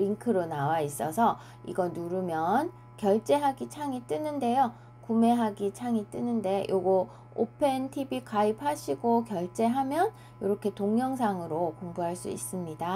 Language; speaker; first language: Korean; native; Korean